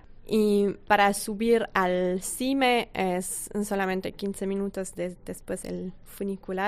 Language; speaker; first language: Spanish; non-native, fluent; French